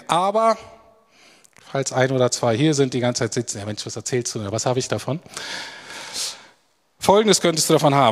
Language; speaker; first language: German; native; German